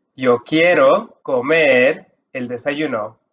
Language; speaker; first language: Spanish; early bilingual, heritage; Spanish